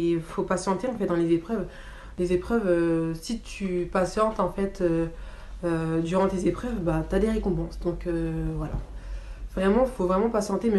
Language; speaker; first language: French; early bilingual, other home language; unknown